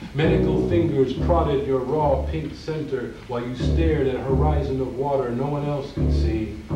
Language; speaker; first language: English; native; English